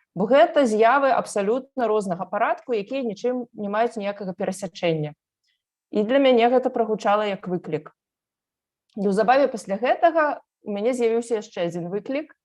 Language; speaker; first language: Belarusian; native; Belarusian